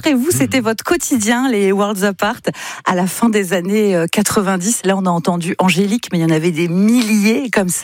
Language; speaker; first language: French; native; French